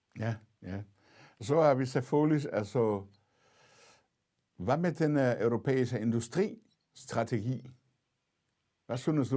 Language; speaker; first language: Danish; non-native, fluent; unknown